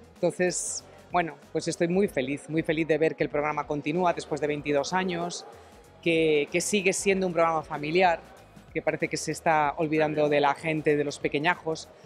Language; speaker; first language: Spanish; native; Spanish